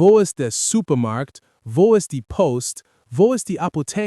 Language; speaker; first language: German; non-native, learner; English